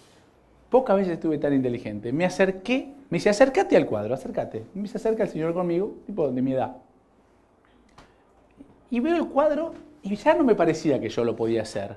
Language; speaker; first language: Spanish; native; Spanish